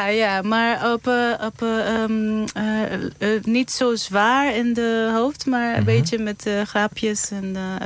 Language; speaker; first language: Dutch; non-native, learner; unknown